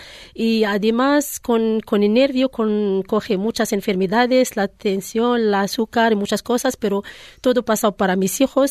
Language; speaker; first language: Spanish; non-native, learner; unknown